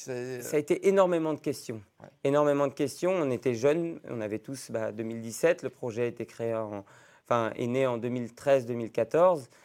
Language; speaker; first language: French; native; French